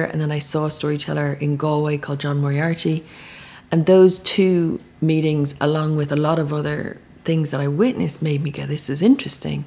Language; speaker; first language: English; native; English